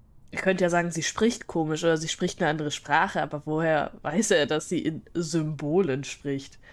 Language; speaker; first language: German; native; German